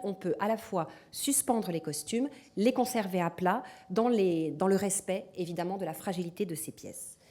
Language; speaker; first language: French; native; French